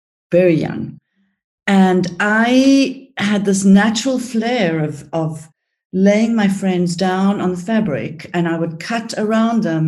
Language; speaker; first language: English; early bilingual, other home language; Greek